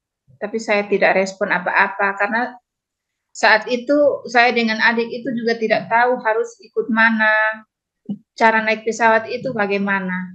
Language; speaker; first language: Indonesian; non-native, local second language; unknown